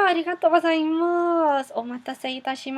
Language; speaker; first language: Japanese; non-native, learner; Afrikaans